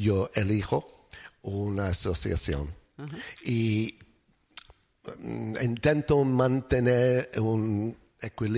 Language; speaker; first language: Spanish; non-native, fluent; English